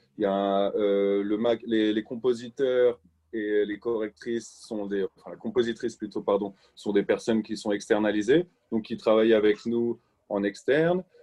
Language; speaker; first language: French; native; French